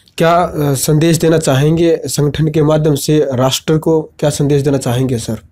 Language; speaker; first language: Hindi; native; Hindi